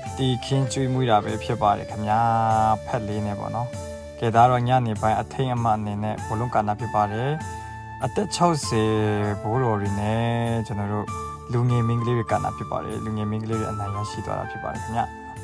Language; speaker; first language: Burmese; non-native, local second language; Kachin